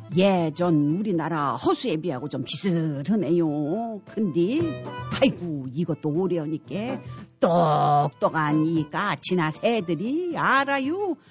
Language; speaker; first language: Korean; native; Korean